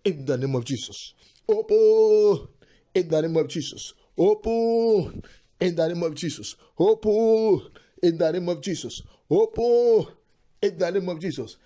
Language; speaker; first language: English; non-native, local second language; Yoruba